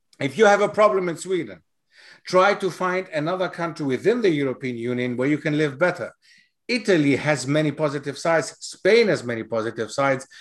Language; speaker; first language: English; non-native, fluent; Greek